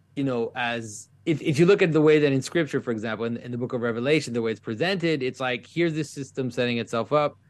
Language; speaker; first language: English; non-native, fluent; French